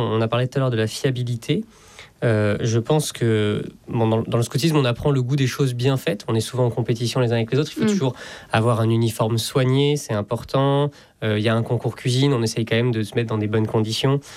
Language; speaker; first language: French; native; French